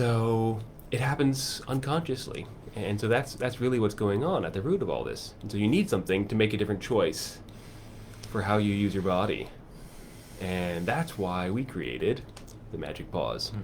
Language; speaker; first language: English; native; English